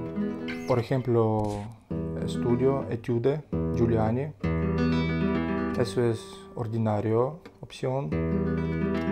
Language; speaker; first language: Spanish; non-native, learner; Russian